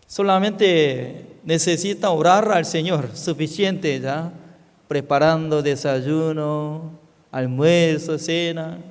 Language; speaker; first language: Spanish; non-native, fluent; Korean